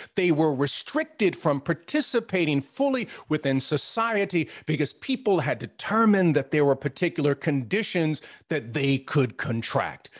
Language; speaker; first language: English; native; English